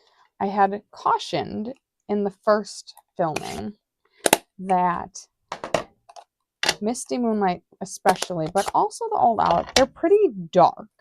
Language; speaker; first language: English; native; English